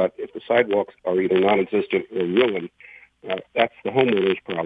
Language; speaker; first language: English; native; English